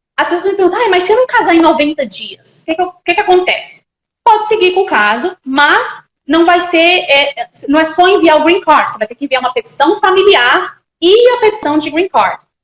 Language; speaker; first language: Portuguese; native; Portuguese